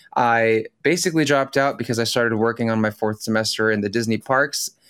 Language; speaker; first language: English; early bilingual, other home language; Filipino